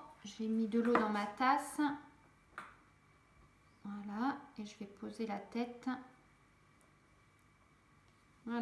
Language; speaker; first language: French; native; French